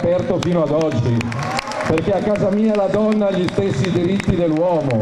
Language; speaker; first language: Italian; native; Italian